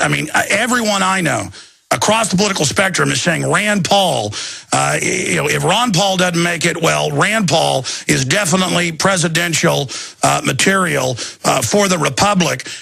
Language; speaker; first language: English; native; English